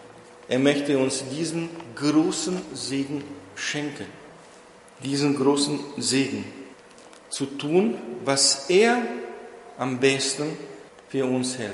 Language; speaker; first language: German; non-native, fluent; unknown